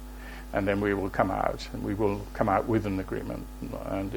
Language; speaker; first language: English; native; English